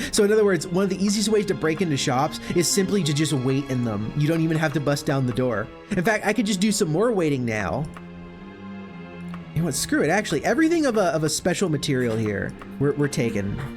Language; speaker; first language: English; native; English